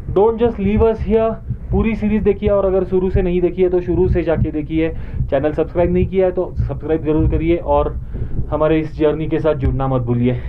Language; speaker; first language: Hindi; non-native, local second language; Marathi